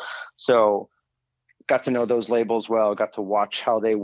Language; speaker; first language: English; native; English